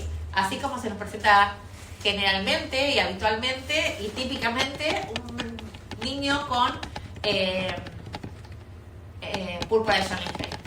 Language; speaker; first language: Spanish; native; Spanish